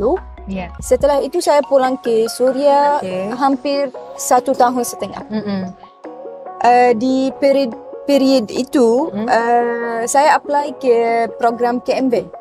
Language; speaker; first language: Indonesian; non-native, learner; Arabic